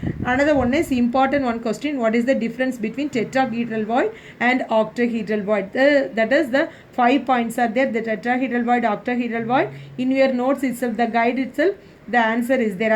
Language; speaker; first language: English; non-native, local second language; Tamil